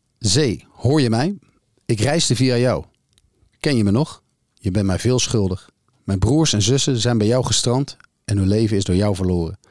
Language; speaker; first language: Dutch; native; Dutch